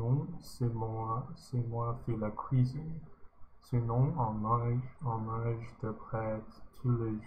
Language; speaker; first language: French; non-native, learner; English